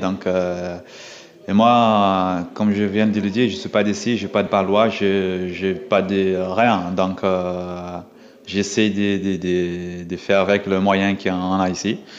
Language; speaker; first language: French; non-native, learner; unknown